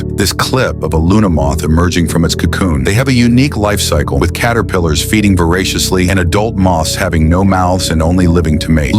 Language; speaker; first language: English; native; English